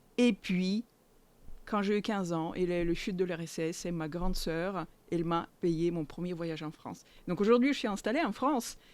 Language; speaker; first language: French; non-native, fluent; Russian